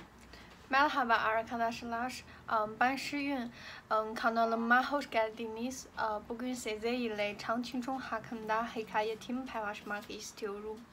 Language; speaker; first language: Turkish; non-native, learner; Chinese